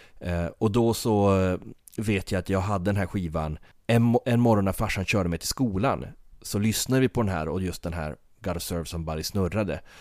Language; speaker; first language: Swedish; native; Swedish